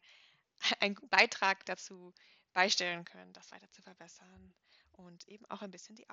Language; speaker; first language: German; native; German